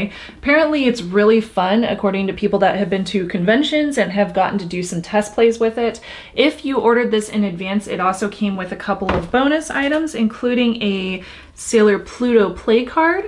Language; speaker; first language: English; native; English